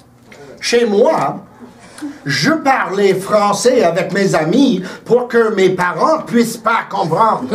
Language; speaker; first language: French; early bilingual, heritage; English